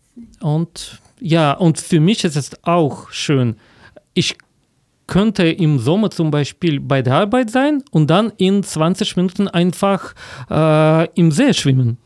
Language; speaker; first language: German; non-native, fluent; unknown